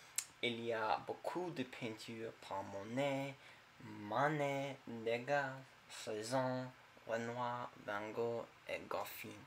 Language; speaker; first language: French; non-native, learner; English